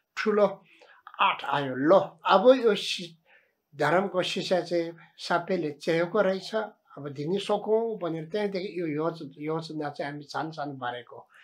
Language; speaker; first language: Nepali; non-native, local second language; Tibetan